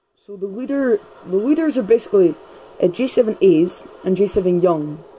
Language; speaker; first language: English; native; English